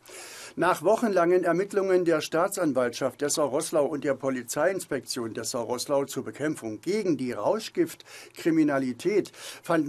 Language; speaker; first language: German; native; German